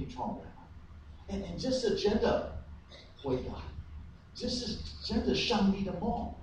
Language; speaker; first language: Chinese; non-native, fluent; English